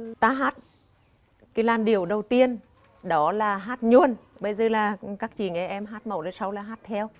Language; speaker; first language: Vietnamese; non-native, local second language; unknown